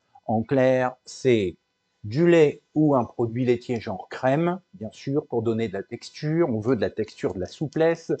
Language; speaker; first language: French; native; French